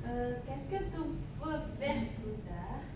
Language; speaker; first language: French; non-native, learner; Indonesian